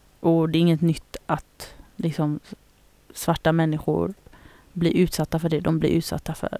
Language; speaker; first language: Swedish; early bilingual, other home language; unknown